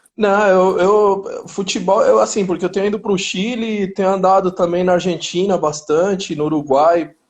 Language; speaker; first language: Portuguese; early bilingual, other home language; Spanish